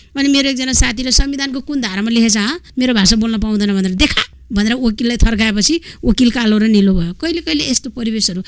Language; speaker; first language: Nepali; non-native, local second language; Gurung